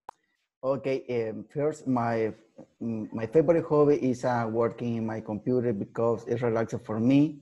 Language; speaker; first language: English; non-native, learner; Spanish